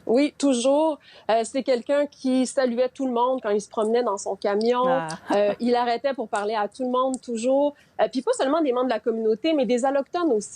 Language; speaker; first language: French; native; French